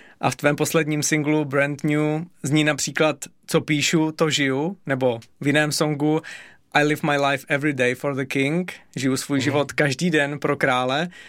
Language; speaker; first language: Czech; native; Czech